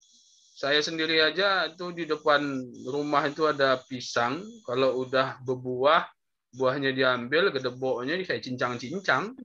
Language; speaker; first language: Indonesian; native; Indonesian